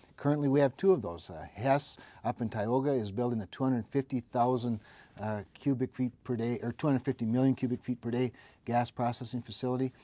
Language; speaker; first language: English; native; English